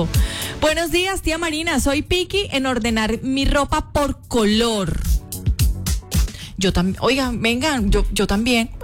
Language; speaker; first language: Spanish; native; Spanish